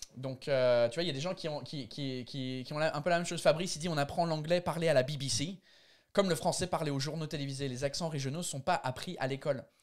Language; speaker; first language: French; non-native, fluent; English